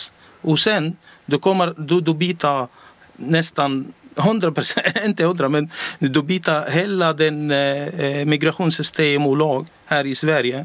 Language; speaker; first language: Swedish; non-native, learner; Arabic